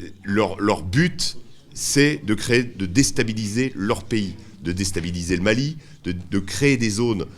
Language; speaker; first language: French; native; French